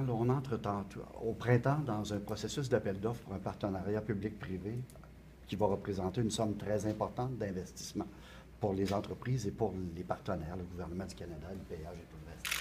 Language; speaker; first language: French; native; French